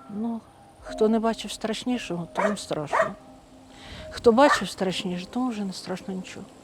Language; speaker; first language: Ukrainian; native; Ukrainian